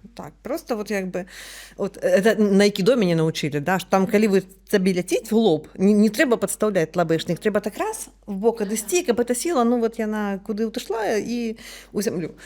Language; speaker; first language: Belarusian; non-native, local second language; Russian